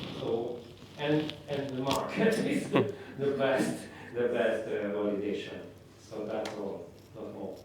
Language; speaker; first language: English; non-native, learner; Hungarian